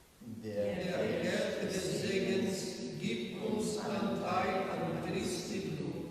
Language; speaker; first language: German; non-native, learner; Portuguese